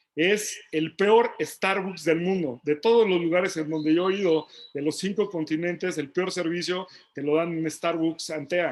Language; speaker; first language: Spanish; native; Spanish